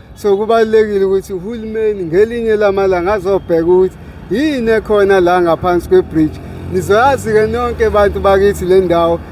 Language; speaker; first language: Zulu; native; Zulu